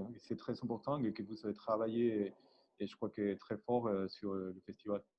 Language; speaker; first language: French; non-native, learner; Spanish